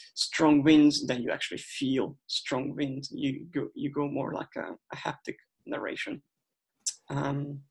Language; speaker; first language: English; non-native, fluent; Hungarian